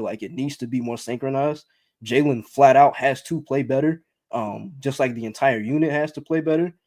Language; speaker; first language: English; native; English